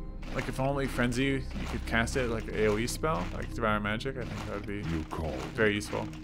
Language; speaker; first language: English; native; English